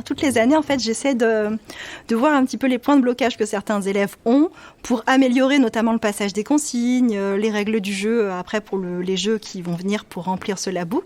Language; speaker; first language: French; native; French